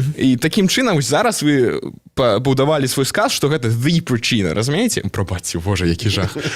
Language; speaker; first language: Belarusian; non-native, local second language; Russian